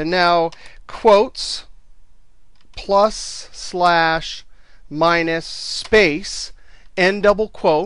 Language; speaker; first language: English; native; English